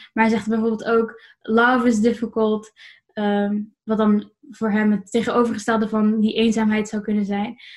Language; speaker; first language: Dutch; native; Dutch